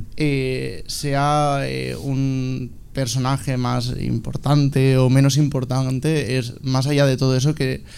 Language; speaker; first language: Spanish; native; Spanish